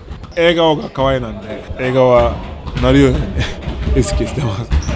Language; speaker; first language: Japanese; non-native, fluent; Wolof